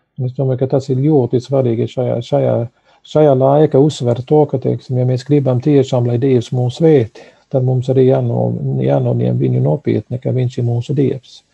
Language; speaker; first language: Latvian; early bilingual, heritage; Latvian